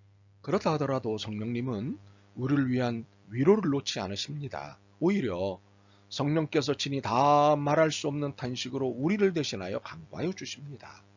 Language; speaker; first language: Korean; native; Korean